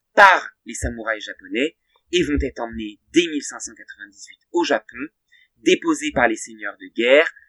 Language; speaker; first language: French; native; French